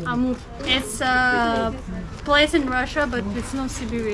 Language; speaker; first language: English; non-native, learner; Russian